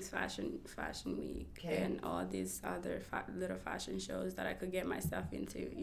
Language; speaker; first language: English; non-native, local second language; Kinyarwanda